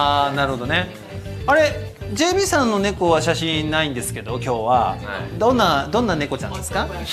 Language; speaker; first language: Japanese; native; Japanese